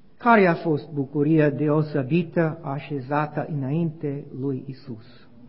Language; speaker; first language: Romanian; non-native, learner; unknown